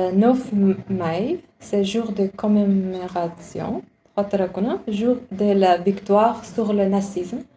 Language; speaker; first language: French; non-native, learner; Uzbek